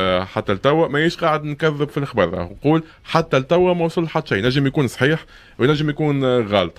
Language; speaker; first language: Arabic; native; Arabic